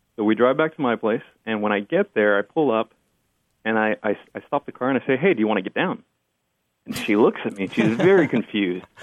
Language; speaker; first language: English; early bilingual, other home language; Spanish